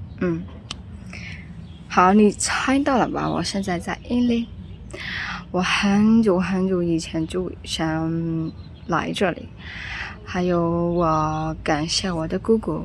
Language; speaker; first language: Chinese; non-native, learner; Burmese